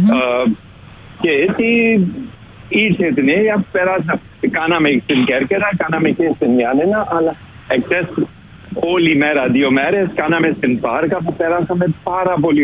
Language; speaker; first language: Greek; non-native, learner; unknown